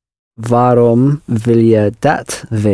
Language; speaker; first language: Dutch; non-native, learner; English